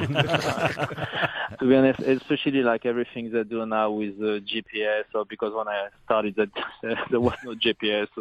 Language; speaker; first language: English; non-native, fluent; French